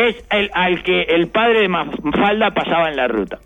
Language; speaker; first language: Spanish; native; Spanish